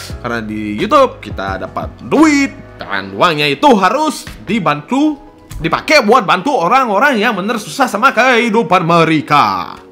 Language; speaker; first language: Indonesian; non-native, fluent; Russian